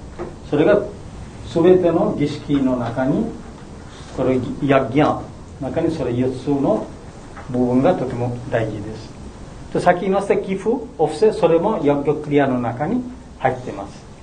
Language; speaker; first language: Japanese; non-native, learner; Bangla